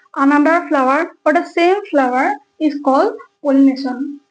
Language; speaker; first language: English; non-native, local second language; Assamese